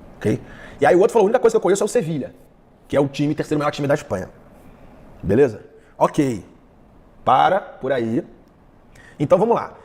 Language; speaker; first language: Portuguese; early bilingual, heritage; Portuguese